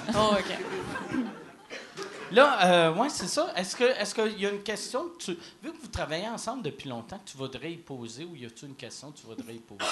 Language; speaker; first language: French; native; French